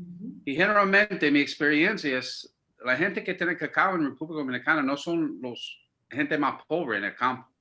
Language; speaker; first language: Spanish; non-native, fluent; English